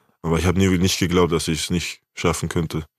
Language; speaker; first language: German; native; German